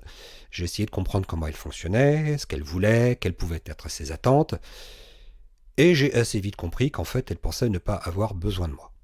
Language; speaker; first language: French; native; French